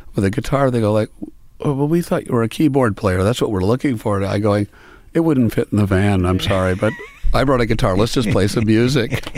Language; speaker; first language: English; native; English